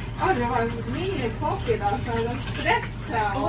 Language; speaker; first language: Norwegian; non-native, learner; Thai